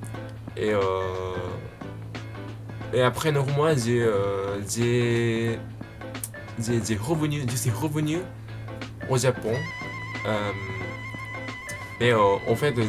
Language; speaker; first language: French; non-native, learner; Japanese